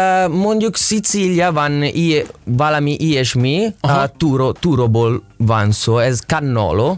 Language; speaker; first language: Hungarian; non-native, learner; Italian